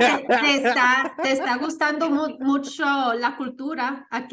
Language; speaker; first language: Spanish; early bilingual, heritage; Spanish